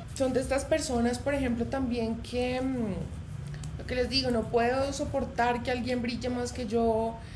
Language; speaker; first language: Spanish; native; Spanish